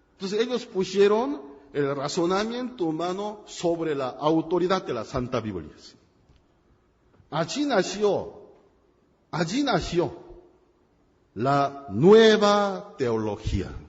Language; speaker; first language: Spanish; non-native, fluent; Korean